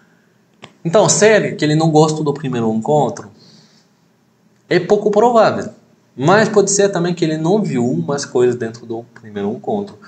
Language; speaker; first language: Portuguese; non-native, fluent; French